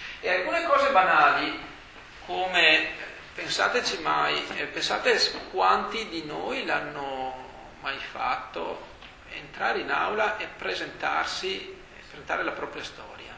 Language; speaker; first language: Italian; native; Italian